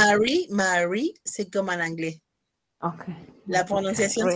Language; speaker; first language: French; non-native, fluent; Spanish